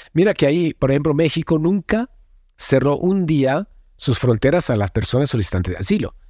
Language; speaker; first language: Spanish; non-native, fluent; Italian